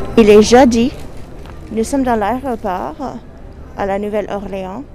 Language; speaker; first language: French; non-native, fluent; English